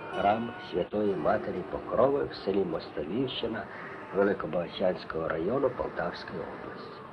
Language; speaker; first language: Ukrainian; native; Ukrainian